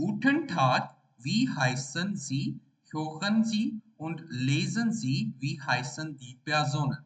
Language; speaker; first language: German; non-native, learner; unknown